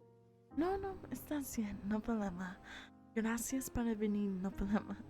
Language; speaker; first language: Spanish; early bilingual, heritage; English